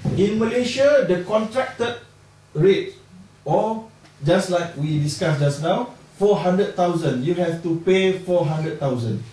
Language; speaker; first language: English; non-native, local second language; Malay